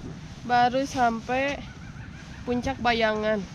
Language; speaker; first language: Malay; non-native, local second language; Sundanese